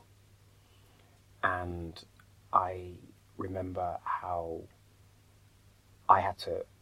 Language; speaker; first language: English; native; English